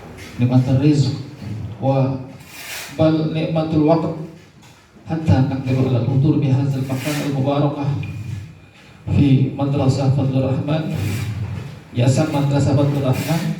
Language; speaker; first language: Arabic; non-native, fluent; Indonesian